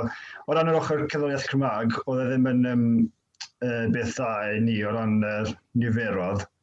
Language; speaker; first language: Welsh; native; Welsh